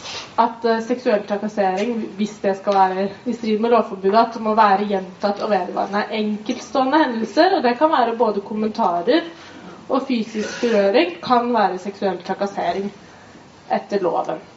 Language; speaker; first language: Norwegian; native; Norwegian